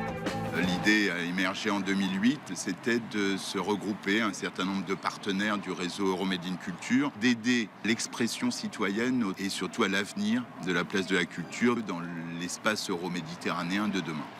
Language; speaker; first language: French; native; French